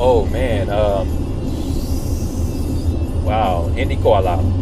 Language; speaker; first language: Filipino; non-native, learner; English